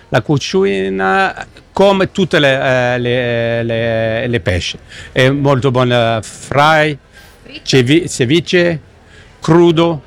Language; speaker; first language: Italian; non-native, learner; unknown